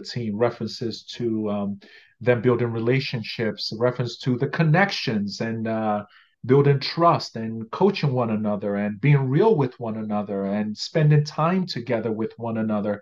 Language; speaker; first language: English; non-native, local second language; Yoruba